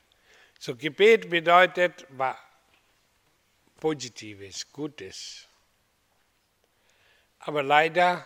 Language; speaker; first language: German; non-native, learner; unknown